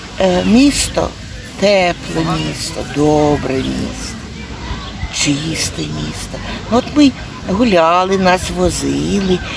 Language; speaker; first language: Ukrainian; non-native, local second language; Russian